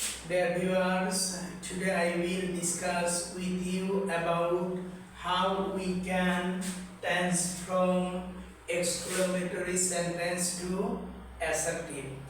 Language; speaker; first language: English; non-native, local second language; Bangla